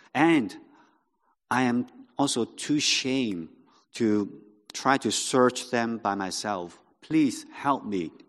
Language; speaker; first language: English; non-native, local second language; Cantonese